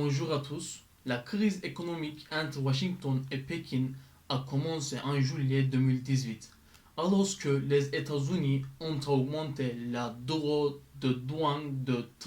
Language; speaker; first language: French; non-native, learner; Turkish